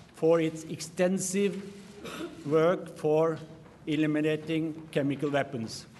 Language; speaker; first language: English; non-native, fluent; Norwegian